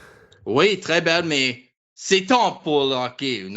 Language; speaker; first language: French; non-native, learner; English